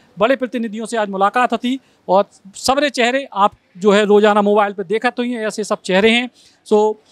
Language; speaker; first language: Hindi; native; Hindi